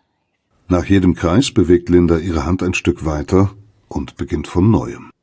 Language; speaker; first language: German; native; German